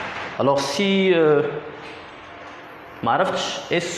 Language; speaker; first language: French; non-native, local second language; Arabic